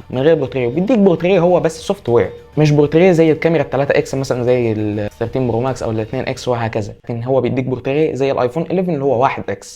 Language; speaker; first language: Arabic; native; Arabic